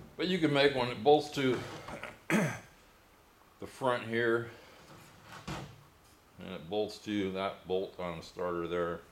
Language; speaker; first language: English; native; English